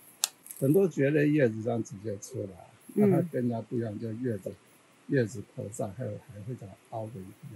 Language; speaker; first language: Chinese; native; Chinese